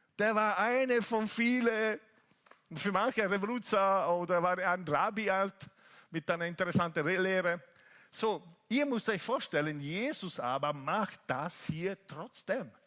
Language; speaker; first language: German; non-native, fluent; Italian